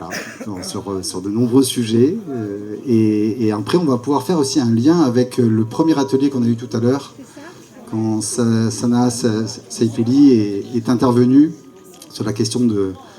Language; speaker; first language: French; native; French